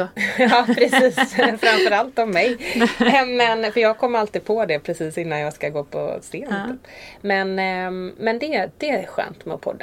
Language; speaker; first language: Swedish; native; Swedish